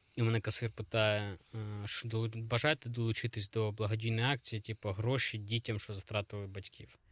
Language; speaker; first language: Ukrainian; native; Ukrainian